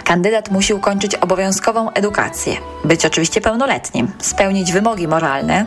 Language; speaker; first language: Polish; native; Polish